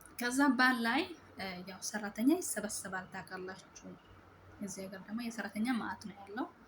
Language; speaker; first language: Amharic; native; Amharic